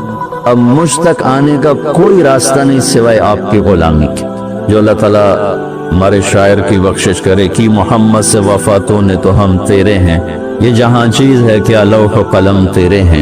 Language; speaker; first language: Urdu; non-native, local second language; Saraiki